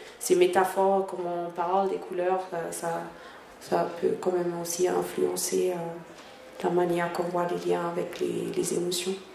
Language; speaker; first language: French; non-native, fluent; German